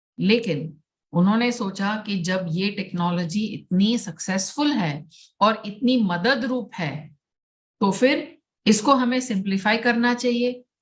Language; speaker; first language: Hindi; non-native, local second language; Gujarati